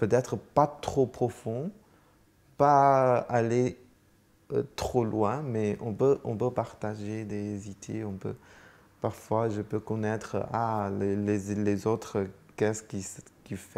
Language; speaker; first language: French; non-native, fluent; Chinese